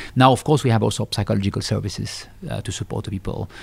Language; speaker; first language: English; non-native, fluent; French